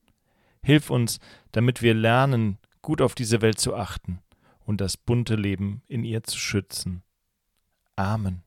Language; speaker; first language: German; native; German